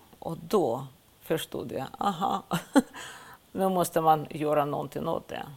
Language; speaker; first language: Swedish; non-native, fluent; Russian